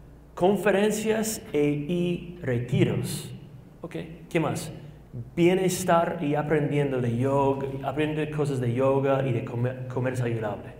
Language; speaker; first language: Spanish; non-native, fluent; English